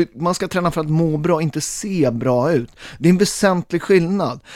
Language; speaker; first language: Swedish; early bilingual, other home language; Italian